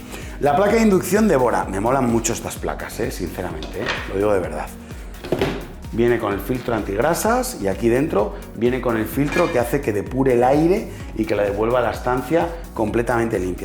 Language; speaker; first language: Spanish; native; Spanish